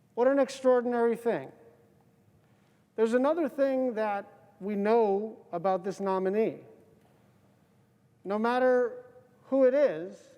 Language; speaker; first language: English; native; English